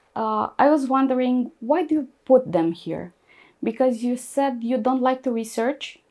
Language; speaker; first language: English; non-native, fluent; Romanian